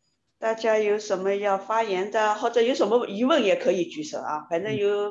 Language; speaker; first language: Chinese; native; Chinese